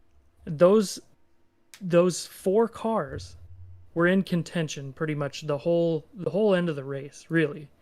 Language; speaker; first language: English; native; English